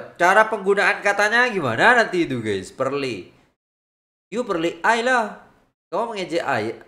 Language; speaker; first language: Indonesian; native; Indonesian